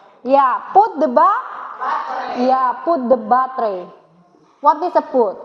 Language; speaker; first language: English; non-native, learner; Indonesian